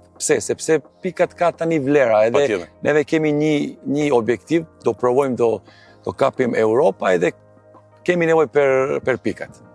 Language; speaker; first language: Albanian; non-native, learner; Serbian